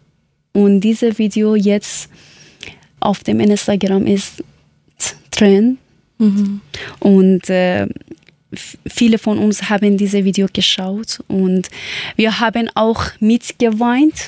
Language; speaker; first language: German; non-native, learner; Persian